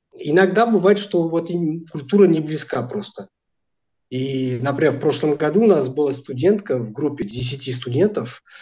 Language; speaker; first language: Russian; non-native, fluent; Portuguese